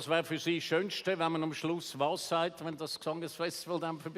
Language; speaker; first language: German; native; German